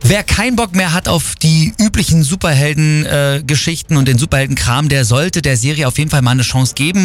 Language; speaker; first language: German; native; German